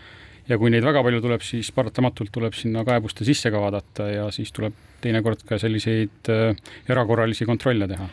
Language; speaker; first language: Estonian; native; Estonian